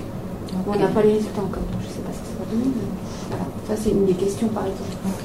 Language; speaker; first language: French; native; French